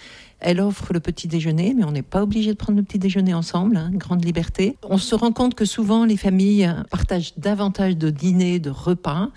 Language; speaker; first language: French; native; French